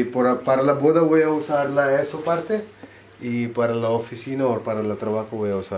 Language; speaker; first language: Spanish; non-native, learner; Hindi